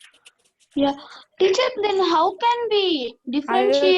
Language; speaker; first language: English; non-native, local second language; Sinhala